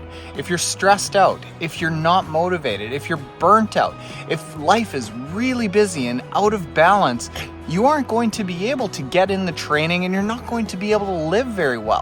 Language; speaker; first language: English; native; English